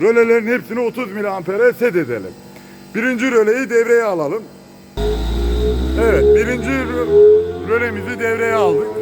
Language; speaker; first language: Turkish; native; Turkish